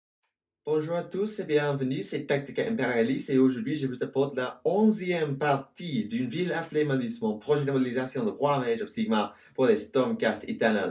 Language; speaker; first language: French; non-native, learner; English